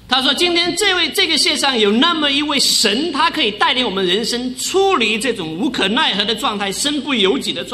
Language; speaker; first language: Chinese; native; Chinese